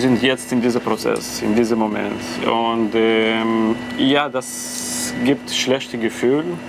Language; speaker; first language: German; non-native, learner; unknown